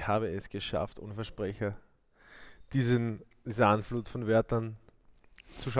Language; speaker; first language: German; native; German